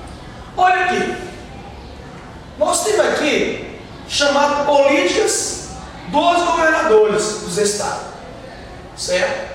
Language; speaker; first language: Portuguese; native; Portuguese